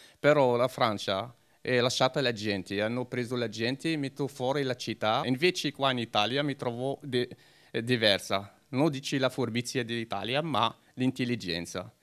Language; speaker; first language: Italian; non-native, learner; Arabic